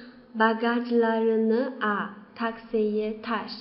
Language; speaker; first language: Turkish; non-native, fluent; Chinese